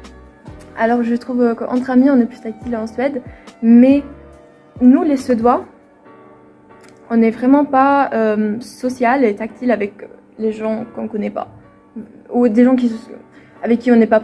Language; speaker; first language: French; non-native, fluent; Swedish